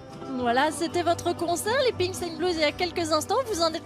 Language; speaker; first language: French; native; French